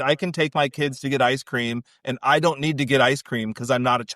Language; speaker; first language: English; native; English